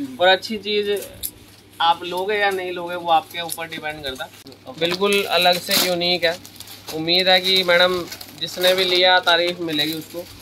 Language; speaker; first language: Hindi; native; Hindi